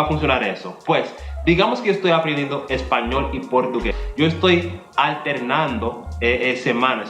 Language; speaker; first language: Spanish; non-native, fluent; English